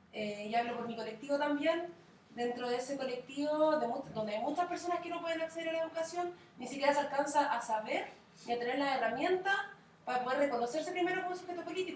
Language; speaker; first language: Spanish; native; Spanish